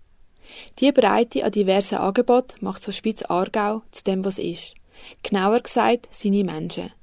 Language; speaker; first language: German; native; German